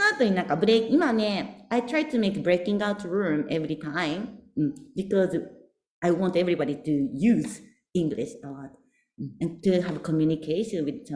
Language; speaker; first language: English; non-native, learner; Japanese